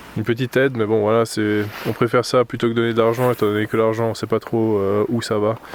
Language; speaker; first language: French; native; French